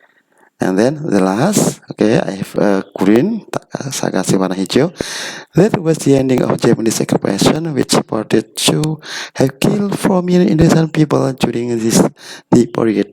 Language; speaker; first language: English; non-native, learner; Indonesian